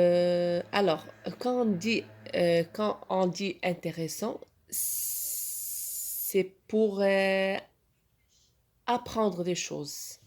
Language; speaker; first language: French; non-native, local second language; Arabic